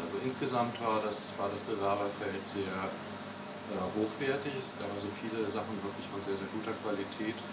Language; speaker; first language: German; native; German